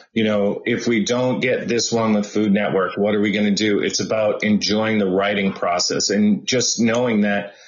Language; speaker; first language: English; native; English